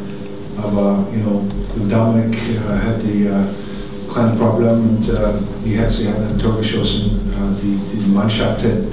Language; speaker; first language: German; non-native, learner; English